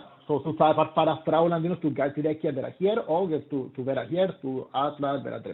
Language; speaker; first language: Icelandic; non-native, learner; Spanish